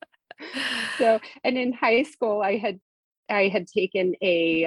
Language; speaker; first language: English; native; English